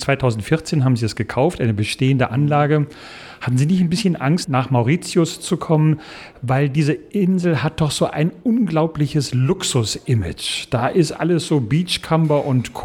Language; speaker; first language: German; native; German